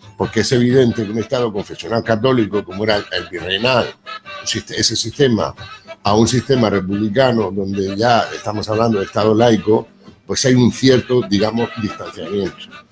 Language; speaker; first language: Spanish; native; Spanish